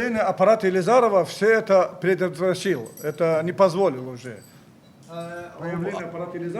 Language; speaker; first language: Russian; native; Russian